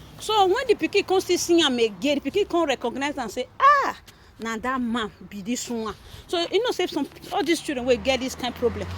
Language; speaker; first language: Nigerian Pidgin; native; Nigerian Pidgin